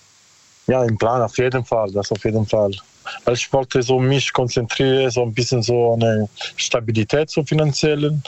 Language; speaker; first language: German; non-native, learner; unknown